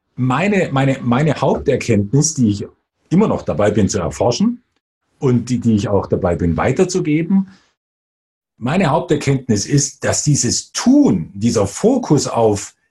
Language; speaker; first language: German; native; German